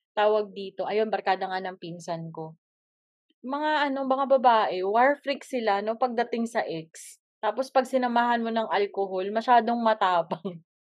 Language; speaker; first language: Filipino; native; Filipino